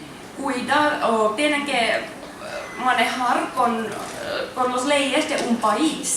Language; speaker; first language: Spanish; non-native, learner; Finnish